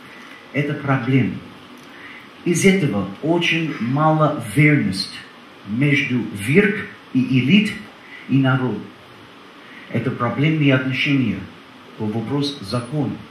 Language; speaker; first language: Russian; non-native, learner; English